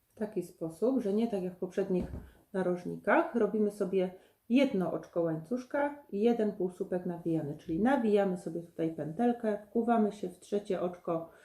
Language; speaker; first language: Polish; native; Polish